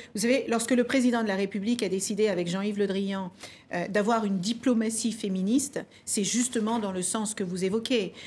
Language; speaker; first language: French; early bilingual, other home language; Kabuverdianu